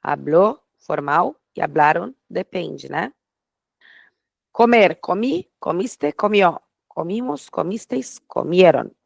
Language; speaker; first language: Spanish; non-native, fluent; Portuguese